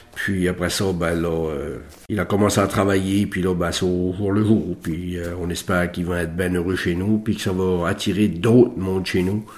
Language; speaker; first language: French; native; French